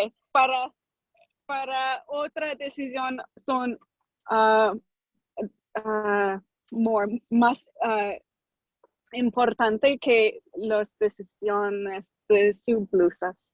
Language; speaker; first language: Spanish; non-native, learner; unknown